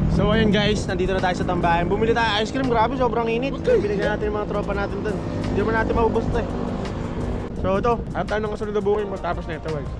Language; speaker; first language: Filipino; native; Filipino